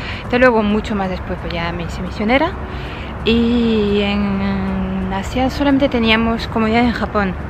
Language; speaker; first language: Spanish; non-native, fluent; French